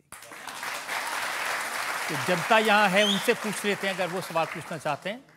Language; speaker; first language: Hindi; native; Hindi